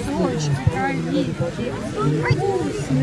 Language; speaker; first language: Russian; native; Russian